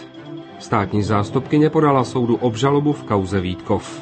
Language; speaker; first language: Czech; native; Czech